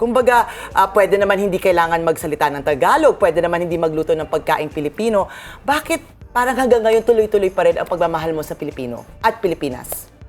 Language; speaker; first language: Filipino; native; Filipino